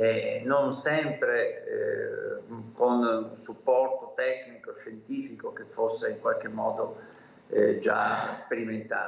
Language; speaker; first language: Italian; native; Italian